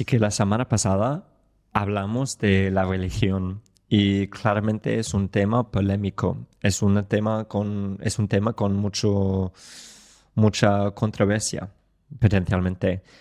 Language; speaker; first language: Spanish; non-native, fluent; English